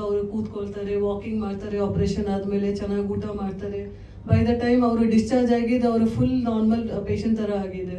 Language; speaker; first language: Kannada; non-native, fluent; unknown